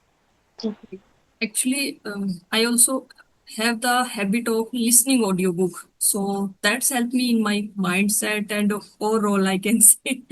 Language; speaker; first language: English; non-native, learner; Hindi